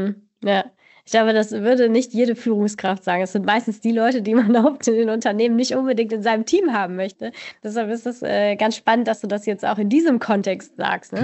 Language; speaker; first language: German; native; German